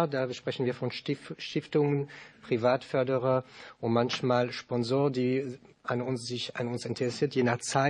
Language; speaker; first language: German; non-native, learner; French